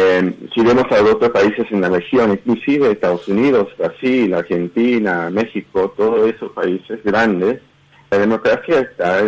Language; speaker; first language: Spanish; early bilingual, heritage; Spanish